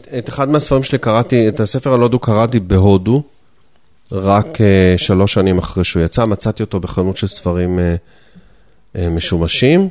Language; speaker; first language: Hebrew; native; Hebrew